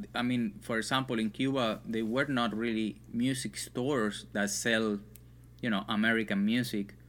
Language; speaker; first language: English; non-native, fluent; Spanish